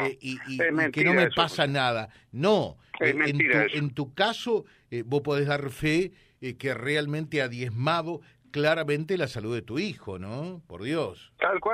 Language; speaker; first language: Spanish; native; Spanish